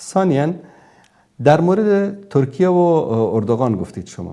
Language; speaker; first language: Persian; native; Persian